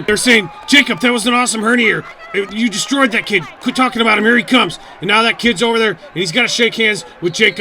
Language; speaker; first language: English; native; English